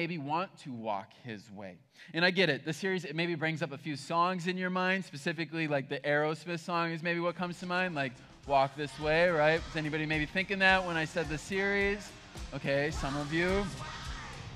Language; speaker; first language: English; native; English